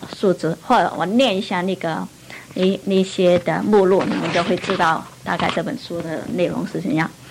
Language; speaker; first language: Chinese; non-native, local second language; Cantonese